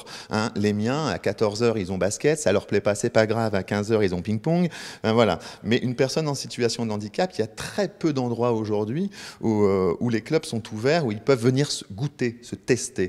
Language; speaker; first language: French; native; French